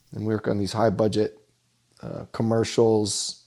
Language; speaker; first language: English; native; English